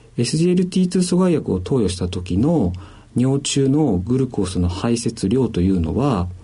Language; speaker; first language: Japanese; native; Japanese